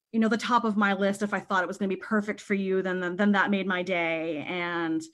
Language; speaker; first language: English; native; English